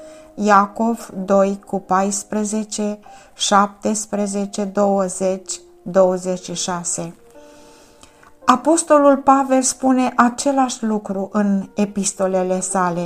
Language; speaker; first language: Romanian; native; Romanian